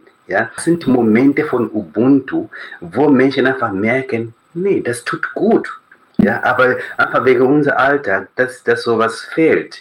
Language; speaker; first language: German; non-native, fluent; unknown